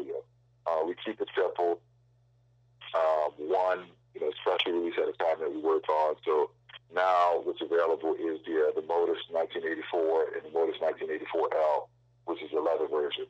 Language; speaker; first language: English; native; English